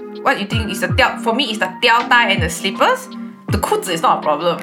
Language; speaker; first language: English; non-native, local second language; Chinese